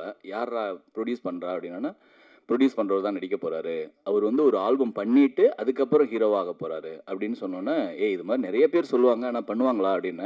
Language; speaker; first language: Tamil; native; Tamil